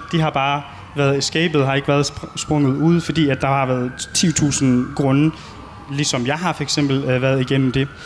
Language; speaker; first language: Danish; early bilingual, other home language; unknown